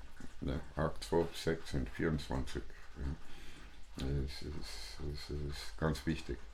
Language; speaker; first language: German; non-native, fluent; English